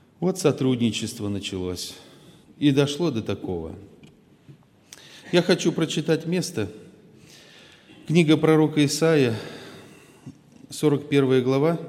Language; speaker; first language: Russian; native; Russian